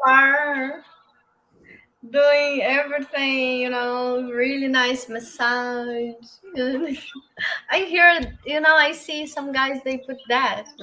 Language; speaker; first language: English; non-native, learner; Portuguese